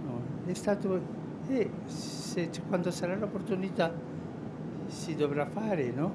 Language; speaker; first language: Italian; non-native, fluent; Spanish